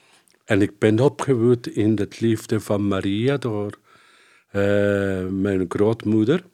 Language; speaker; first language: Dutch; non-native, fluent; Spanish